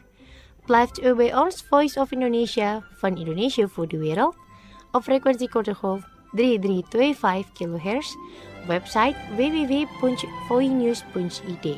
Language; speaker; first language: Dutch; non-native, learner; Indonesian